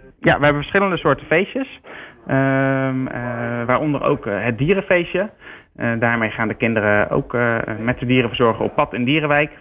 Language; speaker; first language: Dutch; native; Dutch